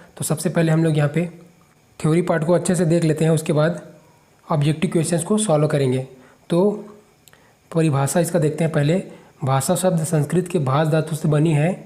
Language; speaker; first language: Hindi; native; Hindi